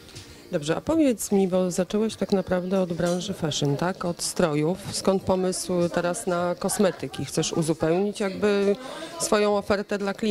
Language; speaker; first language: Polish; native; Polish